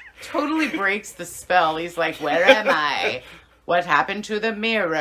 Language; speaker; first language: English; native; English